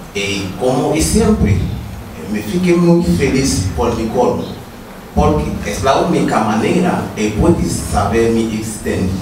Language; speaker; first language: Portuguese; non-native, learner; Haitian Creole